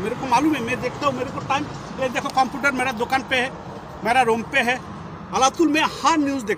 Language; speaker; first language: Hindi; non-native, fluent; Bangla